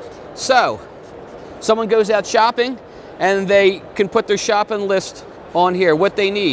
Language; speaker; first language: English; native; English